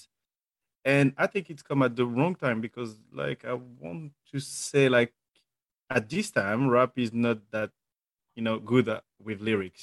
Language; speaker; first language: English; non-native, fluent; French